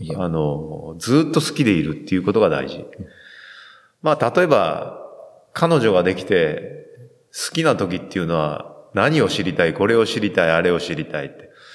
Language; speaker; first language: Japanese; native; Japanese